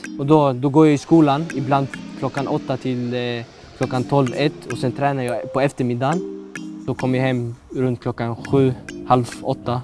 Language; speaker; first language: Swedish; early bilingual, other home language; Arabic